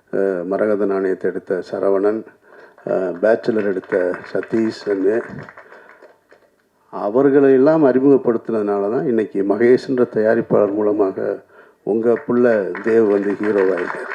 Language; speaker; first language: Tamil; native; Tamil